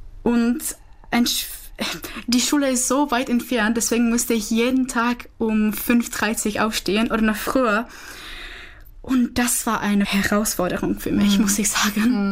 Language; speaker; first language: German; non-native, fluent; Czech